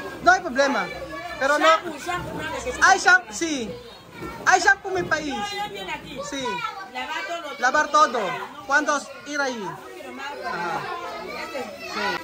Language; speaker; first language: Spanish; non-native, learner; Filipino